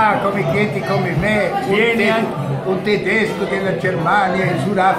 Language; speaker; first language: Italian; non-native, fluent; German